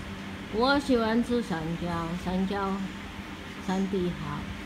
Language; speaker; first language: Chinese; non-native, learner; Filipino